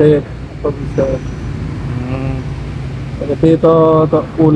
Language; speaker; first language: Filipino; non-native, learner; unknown